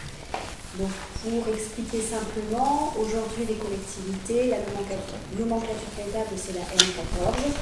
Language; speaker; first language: French; native; French